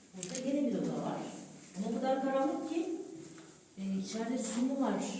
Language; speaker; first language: Turkish; native; Turkish